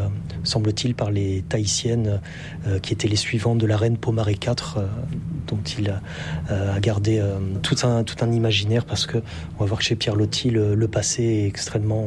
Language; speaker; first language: French; native; French